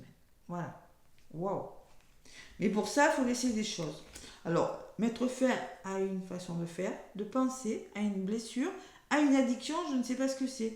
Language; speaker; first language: French; native; French